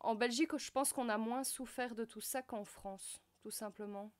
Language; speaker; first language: French; native; French